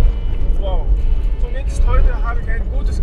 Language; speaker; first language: German; non-native, learner; Mongolian